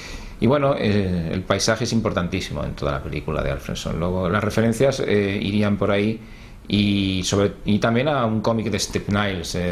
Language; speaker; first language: Spanish; native; Spanish